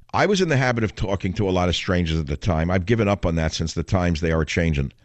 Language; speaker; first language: English; native; English